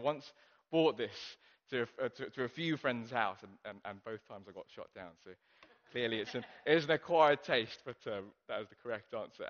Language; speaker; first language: English; non-native, local second language; Cantonese